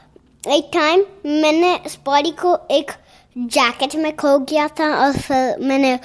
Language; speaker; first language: Hindi; early bilingual, heritage; Hindi